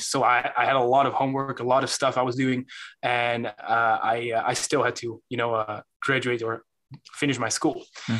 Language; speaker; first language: English; non-native, fluent; Dutch